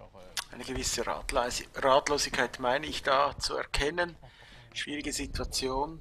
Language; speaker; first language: German; native; German